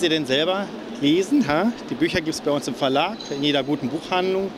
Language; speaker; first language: German; native; German